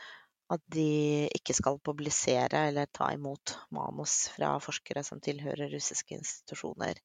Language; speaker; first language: Norwegian; non-native, fluent; Russian